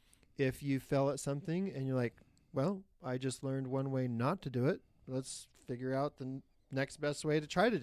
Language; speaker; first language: English; native; English